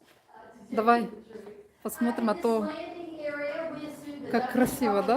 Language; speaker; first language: Russian; non-native, local second language; Romanian